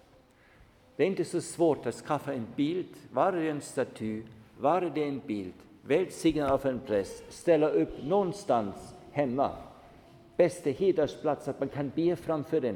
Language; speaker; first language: Swedish; non-native, fluent; German